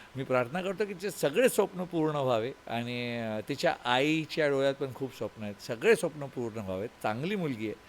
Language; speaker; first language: Marathi; non-native, local second language; Tulu